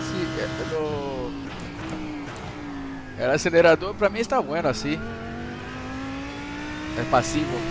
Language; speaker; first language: Spanish; non-native, learner; Portuguese